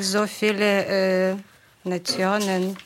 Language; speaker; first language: German; non-native, fluent; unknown